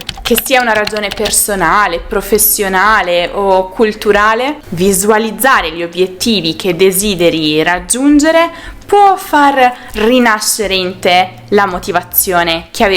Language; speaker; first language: Italian; native; Italian